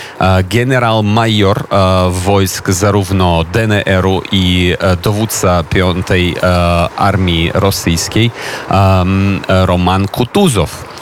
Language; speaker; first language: Polish; non-native, fluent; Ukrainian